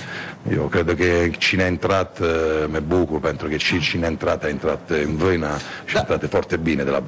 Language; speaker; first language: Romanian; non-native, fluent; Italian